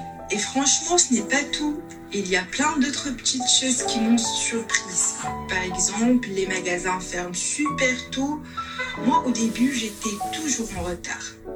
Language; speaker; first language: French; non-native, local second language; Arabic